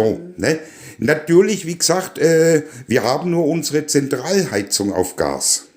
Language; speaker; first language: German; native; German